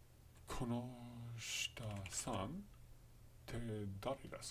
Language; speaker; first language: Japanese; non-native, learner; English